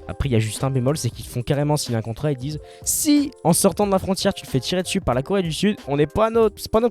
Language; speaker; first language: French; native; French